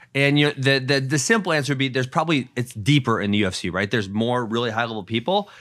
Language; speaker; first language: English; native; English